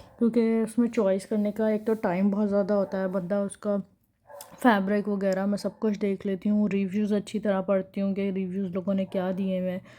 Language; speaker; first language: Hindi; native; Hindi